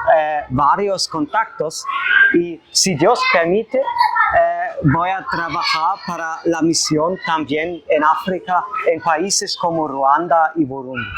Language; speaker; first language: Spanish; non-native, fluent; German